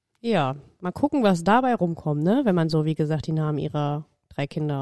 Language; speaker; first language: German; native; German